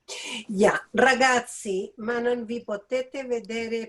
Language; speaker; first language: Italian; non-native, learner; Spanish